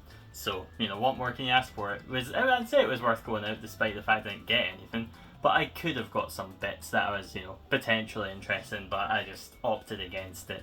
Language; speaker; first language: English; native; English